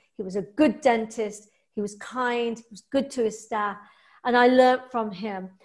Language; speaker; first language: English; native; English